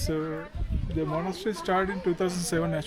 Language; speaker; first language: English; non-native, local second language; Sinhala